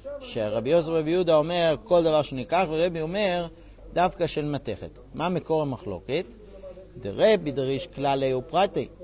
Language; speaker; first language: Hebrew; non-native, fluent; English